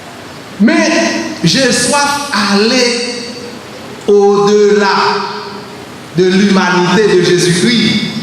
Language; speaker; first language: French; non-native, learner; Haitian Creole